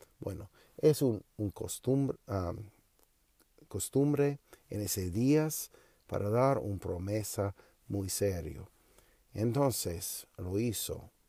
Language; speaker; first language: Spanish; non-native, learner; English